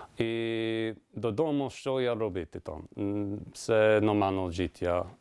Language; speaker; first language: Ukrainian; non-native, learner; English